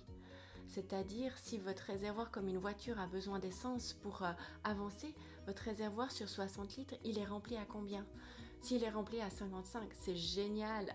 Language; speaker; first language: French; native; French